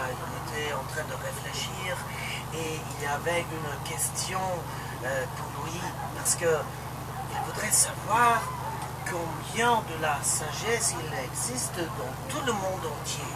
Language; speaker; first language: French; non-native, local second language; Luxembourgish